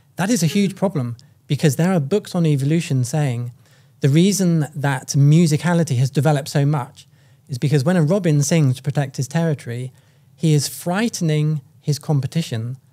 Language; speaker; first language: English; native; English